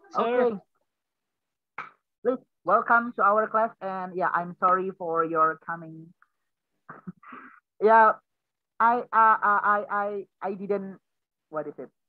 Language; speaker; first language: English; non-native, learner; Indonesian